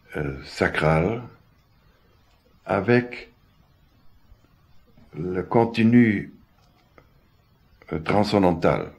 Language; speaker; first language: French; non-native, fluent; German